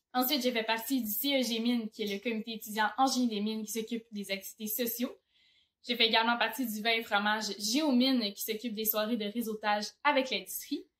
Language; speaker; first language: French; native; French